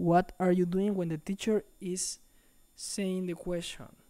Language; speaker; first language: English; non-native, fluent; Spanish